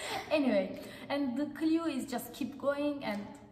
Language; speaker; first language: English; non-native, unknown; Turkish